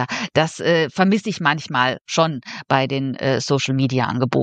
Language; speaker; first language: German; native; German